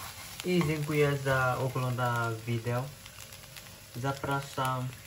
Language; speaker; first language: Polish; non-native, learner; Vietnamese